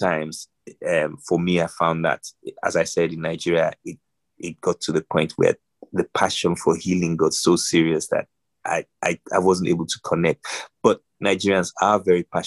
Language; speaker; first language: English; non-native, local second language; Yoruba